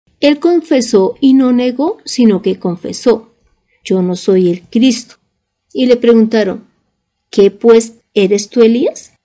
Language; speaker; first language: Spanish; native; Spanish